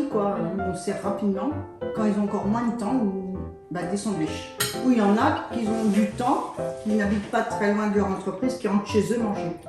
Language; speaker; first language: French; native; French